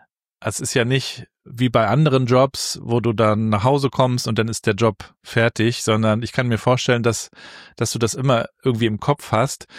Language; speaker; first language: German; native; German